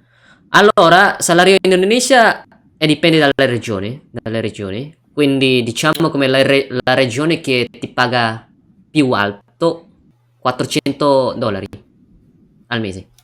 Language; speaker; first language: Italian; non-native, learner; Indonesian